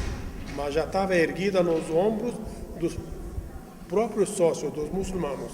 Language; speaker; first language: Portuguese; non-native, fluent; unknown